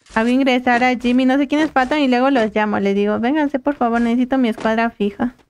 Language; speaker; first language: Spanish; native; Spanish